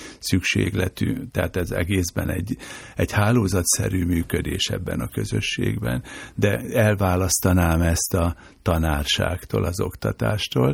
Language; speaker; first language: Hungarian; native; Hungarian